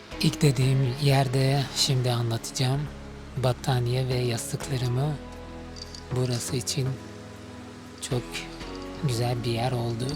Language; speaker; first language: Turkish; non-native, fluent; Arabic